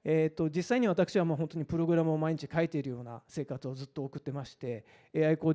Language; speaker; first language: Japanese; native; Japanese